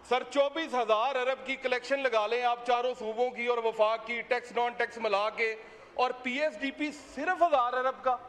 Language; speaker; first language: Urdu; non-native, local second language; Punjabi